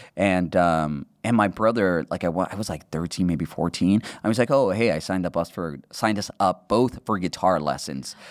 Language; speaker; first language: English; early bilingual, other home language; Spanish